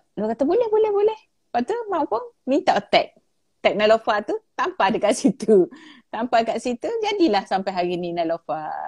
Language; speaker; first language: Malay; native; Malay